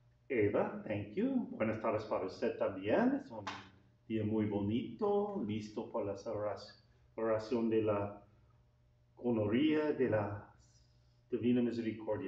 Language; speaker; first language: Spanish; non-native, learner; English